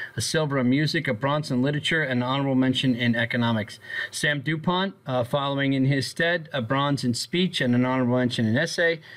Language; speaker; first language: English; native; English